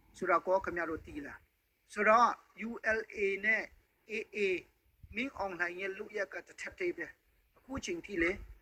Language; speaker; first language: Burmese; non-native, local second language; Hakha Chin